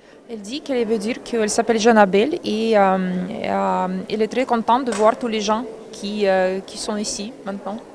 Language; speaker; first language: French; non-native, learner; Russian